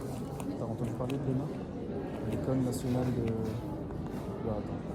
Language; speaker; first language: French; native; French